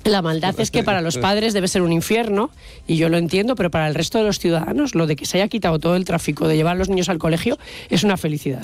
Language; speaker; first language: Spanish; native; Spanish